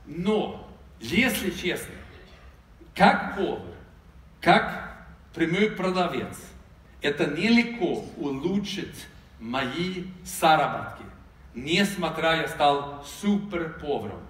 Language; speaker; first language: Russian; non-native, fluent; Swedish